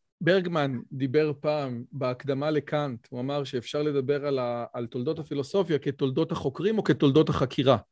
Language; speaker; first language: Hebrew; native; Hebrew